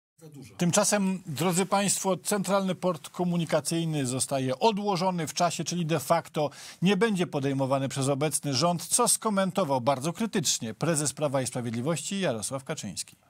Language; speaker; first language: Polish; native; Polish